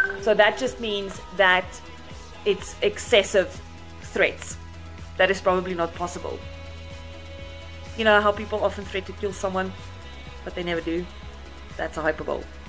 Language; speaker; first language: English; non-native, local second language; Afrikaans